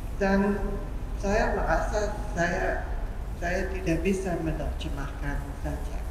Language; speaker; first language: Indonesian; non-native, fluent; German